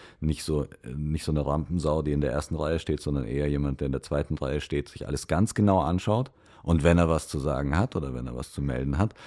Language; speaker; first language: German; early bilingual, other home language; Romanian